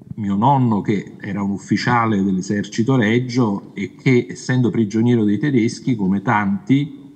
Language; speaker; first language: Italian; native; Italian